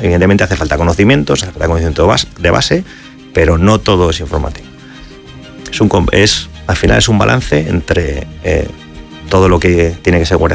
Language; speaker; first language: Spanish; native; Spanish